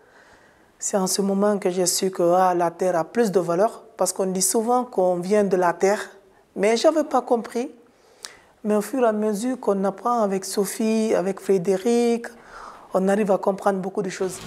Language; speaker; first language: French; non-native, local second language; Fula